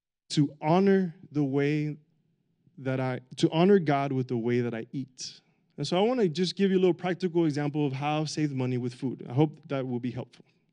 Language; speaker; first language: English; early bilingual, other home language; Spanish